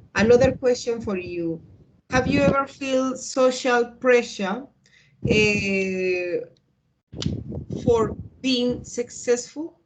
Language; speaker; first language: English; non-native, learner; Spanish